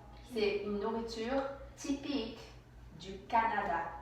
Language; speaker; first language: French; non-native, fluent; English